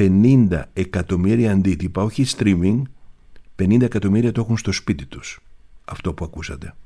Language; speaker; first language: Greek; native; Greek